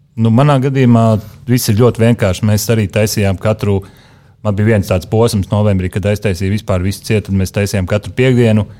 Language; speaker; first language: Latvian; native; Latvian